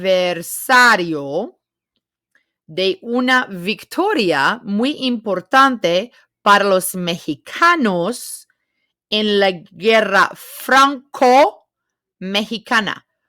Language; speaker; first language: Spanish; non-native, fluent; English